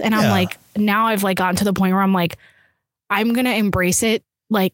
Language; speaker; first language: English; early bilingual, other home language; Urdu